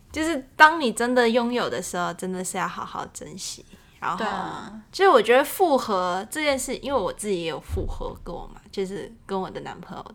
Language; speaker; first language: Chinese; non-native, fluent; Cantonese